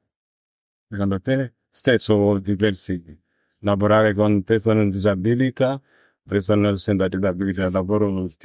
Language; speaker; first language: Italian; non-native, learner; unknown